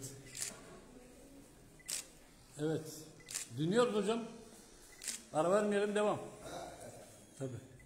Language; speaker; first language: Turkish; native; Turkish